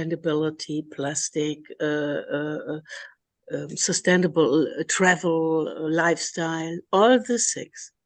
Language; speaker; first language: English; non-native, learner; German